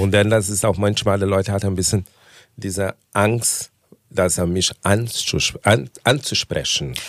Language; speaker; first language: German; non-native, fluent; Portuguese